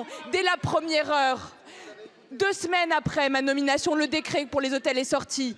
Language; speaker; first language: French; native; French